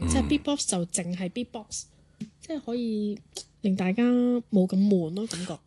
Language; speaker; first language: Cantonese; native; Cantonese